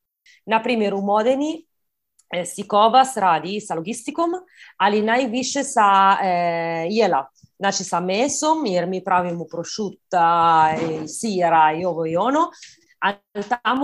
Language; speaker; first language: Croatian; early bilingual, heritage; Croatian